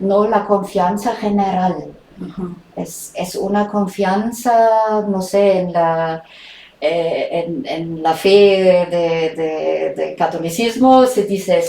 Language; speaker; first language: Spanish; non-native, fluent; German